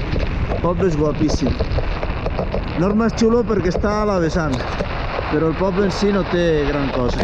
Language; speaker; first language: Catalan; native; Catalan